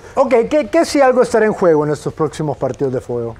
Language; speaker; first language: Spanish; native; Spanish